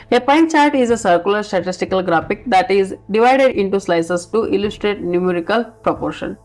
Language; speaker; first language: English; non-native, local second language; Kannada